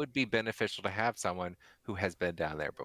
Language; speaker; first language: English; native; English